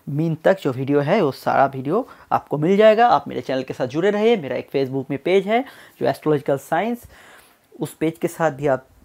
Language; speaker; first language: Hindi; non-native, local second language; Bangla